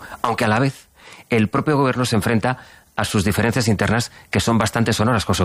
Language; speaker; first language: Spanish; native; Spanish